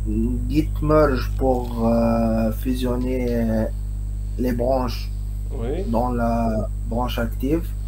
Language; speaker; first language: French; non-native, local second language; Arabic